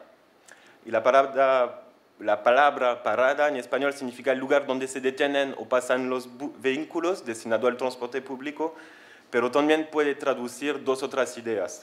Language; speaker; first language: Spanish; non-native, fluent; French